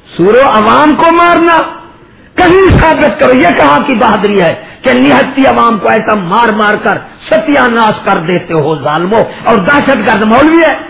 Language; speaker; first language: Urdu; non-native, local second language; Punjabi